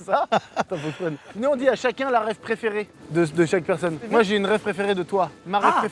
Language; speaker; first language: French; native; French